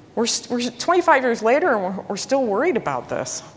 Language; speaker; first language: English; native; English